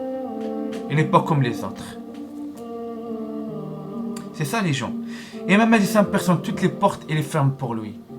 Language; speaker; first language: French; non-native, learner; Arabic